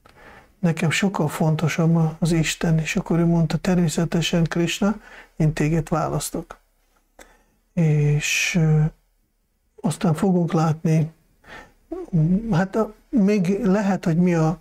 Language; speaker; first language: Hungarian; non-native, fluent; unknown